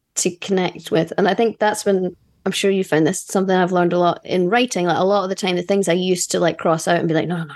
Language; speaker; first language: English; native; English